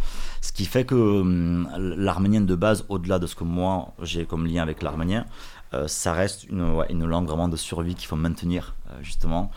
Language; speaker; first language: French; early bilingual, other home language; Russian